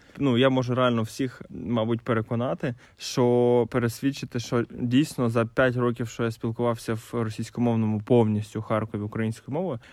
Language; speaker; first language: Ukrainian; non-native, local second language; Russian